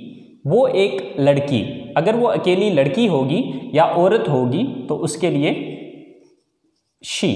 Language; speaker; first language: Urdu; native; Urdu